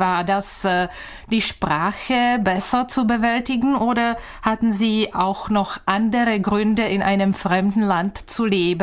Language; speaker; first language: German; non-native, fluent; Czech